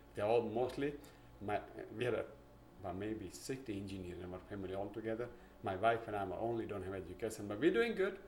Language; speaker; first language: English; non-native, local second language; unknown